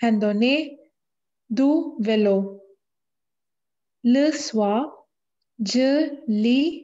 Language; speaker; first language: French; non-native, learner; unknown